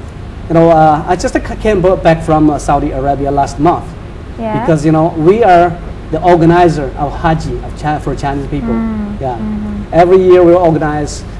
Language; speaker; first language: English; non-native, fluent; Chinese